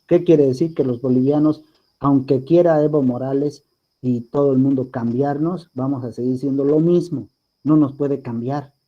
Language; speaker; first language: Spanish; native; Spanish